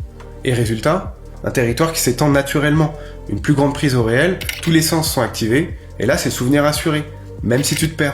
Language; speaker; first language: French; native; French